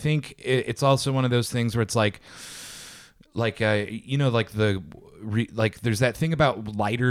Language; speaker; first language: English; native; English